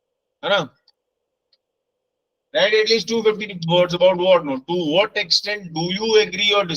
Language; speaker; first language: English; non-native, local second language; Hindi